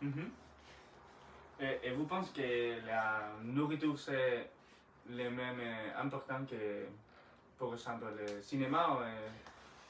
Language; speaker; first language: French; non-native, learner; Spanish